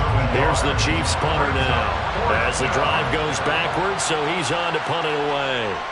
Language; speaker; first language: English; native; English